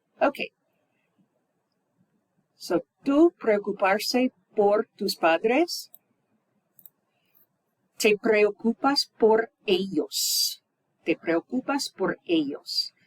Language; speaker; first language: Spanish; non-native, fluent; English